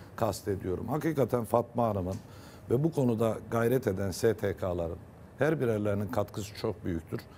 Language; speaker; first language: Turkish; native; Turkish